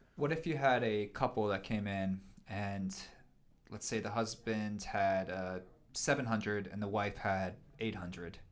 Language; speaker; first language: English; native; English